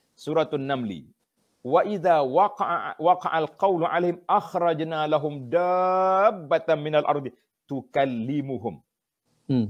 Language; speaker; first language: Malay; native; Malay